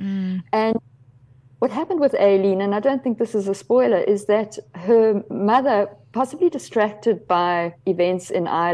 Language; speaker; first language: English; native; English